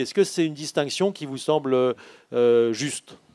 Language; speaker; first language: French; native; French